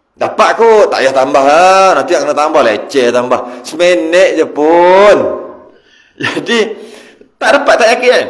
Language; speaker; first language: Malay; native; Malay